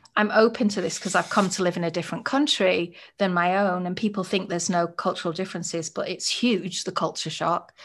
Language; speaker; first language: English; native; English